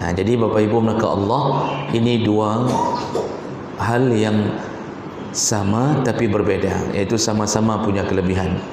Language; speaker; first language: Malay; non-native, local second language; Achinese